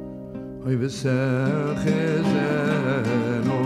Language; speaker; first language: Hebrew; non-native, fluent; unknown